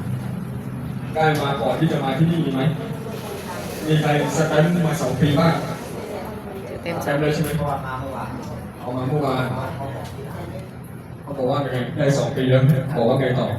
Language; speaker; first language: Thai; native; Thai